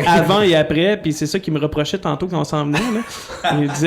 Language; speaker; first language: French; native; French